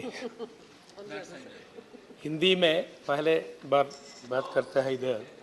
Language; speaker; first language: Hindi; non-native, learner; Malayalam